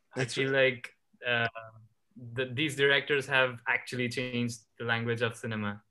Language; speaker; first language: English; non-native, local second language; Gujarati